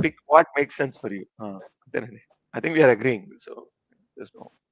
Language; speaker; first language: English; non-native, local second language; Telugu